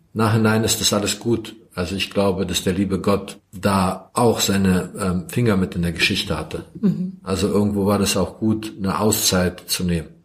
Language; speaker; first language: German; early bilingual, other home language; Croatian